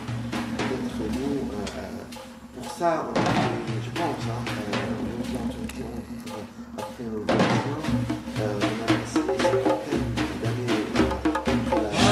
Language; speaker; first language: French; non-native, local second language; Arabic